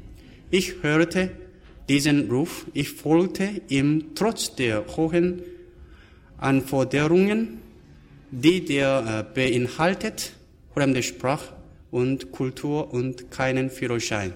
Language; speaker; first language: German; non-native, fluent; Korean